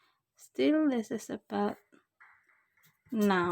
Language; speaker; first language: English; non-native, fluent; Indonesian